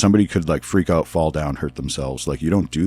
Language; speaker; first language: English; native; English